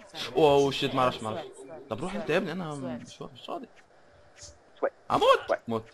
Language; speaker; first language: Arabic; native; Arabic